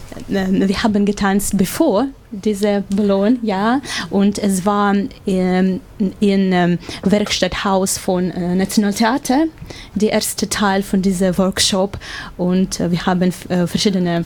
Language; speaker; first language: German; non-native, learner; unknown